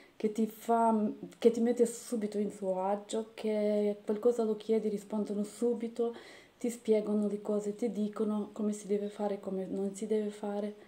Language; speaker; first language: Italian; non-native, fluent; Ukrainian